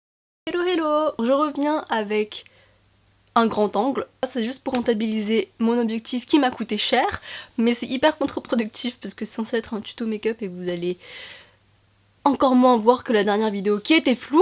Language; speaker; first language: French; native; French